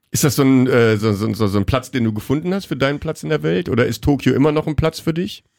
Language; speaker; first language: German; native; German